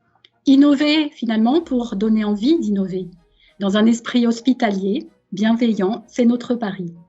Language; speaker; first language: French; native; French